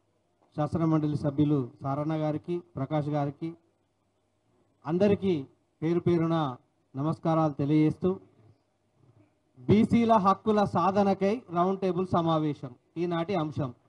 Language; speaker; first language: Telugu; native; Telugu